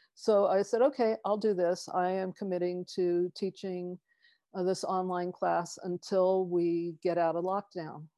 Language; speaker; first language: English; native; English